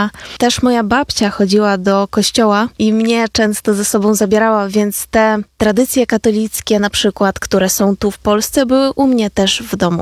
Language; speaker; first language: Polish; non-native, fluent; Ukrainian